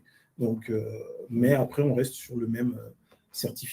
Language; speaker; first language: French; native; French